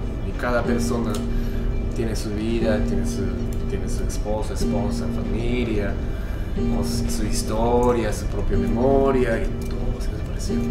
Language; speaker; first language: Spanish; non-native, learner; Japanese